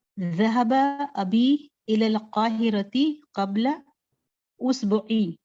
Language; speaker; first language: Arabic; non-native, learner; Urdu